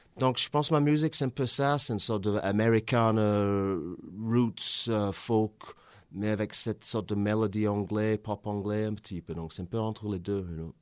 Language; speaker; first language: French; non-native, fluent; English